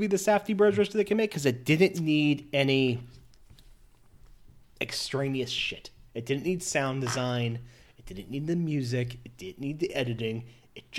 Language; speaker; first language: English; native; English